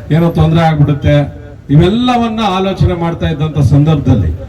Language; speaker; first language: Kannada; native; Kannada